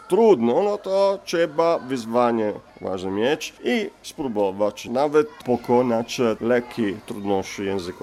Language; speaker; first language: Polish; non-native, fluent; Italian